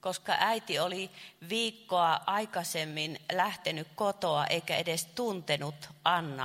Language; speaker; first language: Finnish; non-native, fluent; Chinese